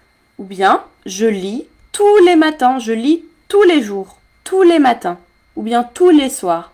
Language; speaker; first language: French; native; French